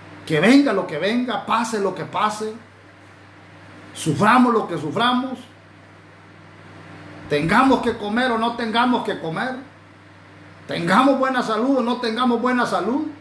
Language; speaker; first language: Spanish; native; Spanish